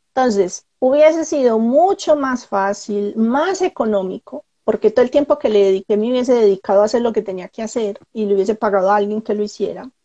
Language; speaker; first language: Spanish; native; Spanish